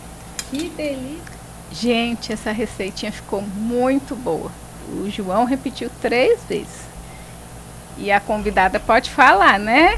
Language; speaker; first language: Portuguese; native; Portuguese